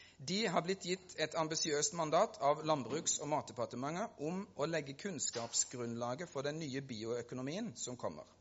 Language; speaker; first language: Norwegian; native; Norwegian